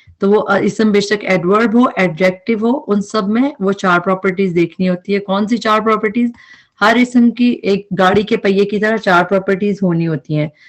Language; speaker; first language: Urdu; native; Urdu